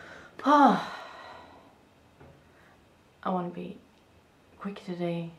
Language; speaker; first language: English; non-native, fluent; Swedish